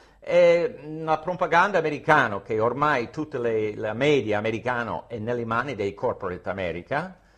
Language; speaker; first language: Italian; non-native, fluent; English